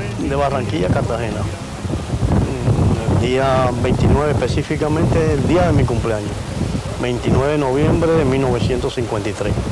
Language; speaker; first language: Spanish; native; Spanish